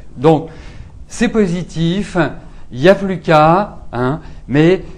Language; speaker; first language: French; native; French